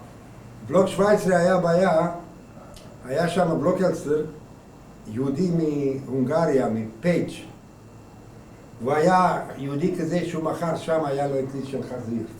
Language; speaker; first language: Hebrew; non-native, fluent; Hungarian